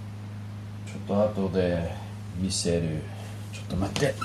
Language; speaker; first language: Japanese; non-native, learner; English